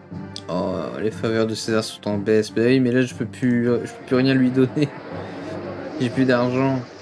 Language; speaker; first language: French; native; French